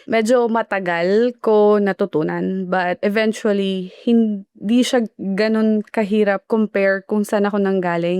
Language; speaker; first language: Filipino; early bilingual, other home language; Punjabi